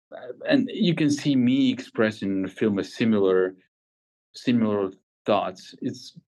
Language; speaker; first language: English; non-native, fluent; Ukrainian